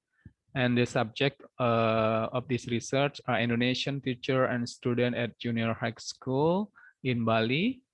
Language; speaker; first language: English; non-native, local second language; Indonesian